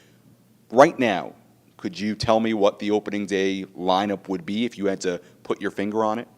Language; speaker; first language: English; native; English